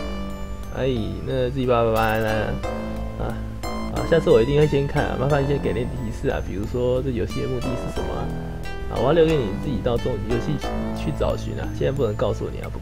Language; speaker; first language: Chinese; native; Chinese